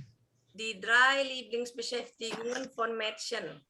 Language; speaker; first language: German; non-native, fluent; Indonesian